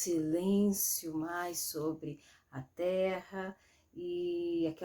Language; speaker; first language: Portuguese; native; Portuguese